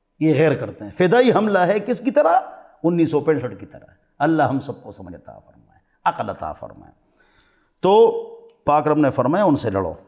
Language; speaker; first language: Urdu; non-native, local second language; Pashto